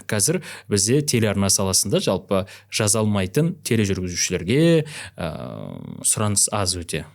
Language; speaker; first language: Kazakh; native; Kazakh